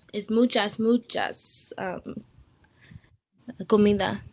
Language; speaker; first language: Spanish; non-native, learner; English